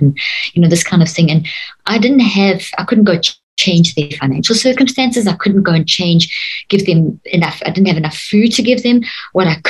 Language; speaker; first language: English; native; English